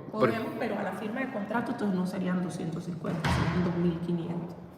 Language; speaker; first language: Spanish; native; Spanish